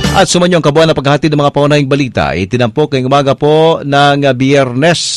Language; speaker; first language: Filipino; non-native, local second language; Cebuano